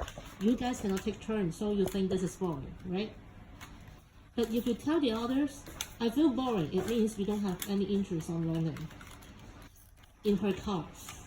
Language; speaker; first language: English; non-native, local second language; Cantonese